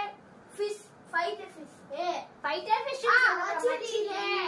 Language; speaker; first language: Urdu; non-native, local second language; Tamil